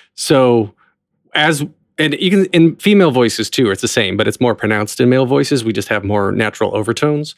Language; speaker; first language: English; native; English